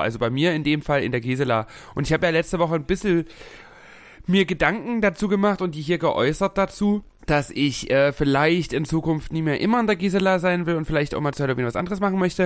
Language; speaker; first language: German; native; German